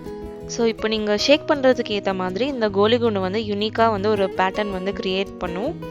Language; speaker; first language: Tamil; native; Tamil